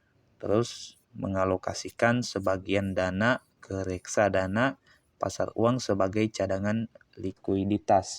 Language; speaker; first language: Indonesian; native; Indonesian